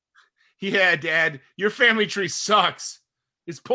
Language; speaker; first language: English; native; English